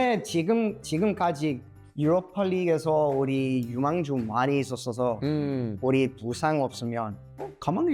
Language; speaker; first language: Korean; non-native, learner; English